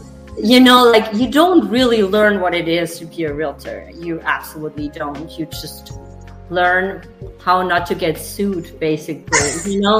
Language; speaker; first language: English; non-native, fluent; German